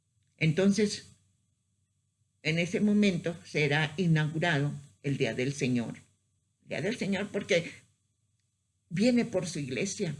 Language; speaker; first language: Spanish; native; Spanish